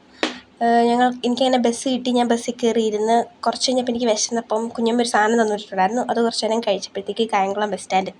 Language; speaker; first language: Malayalam; native; Malayalam